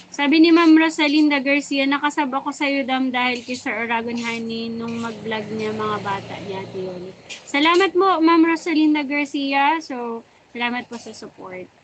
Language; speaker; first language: Filipino; non-native, local second language; Bikol